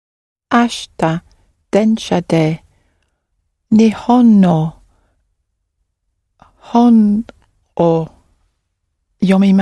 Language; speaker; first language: Japanese; non-native, learner; English